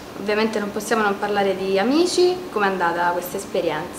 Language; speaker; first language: Italian; native; Italian